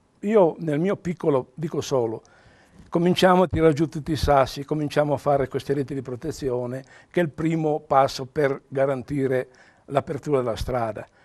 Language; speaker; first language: Italian; native; Italian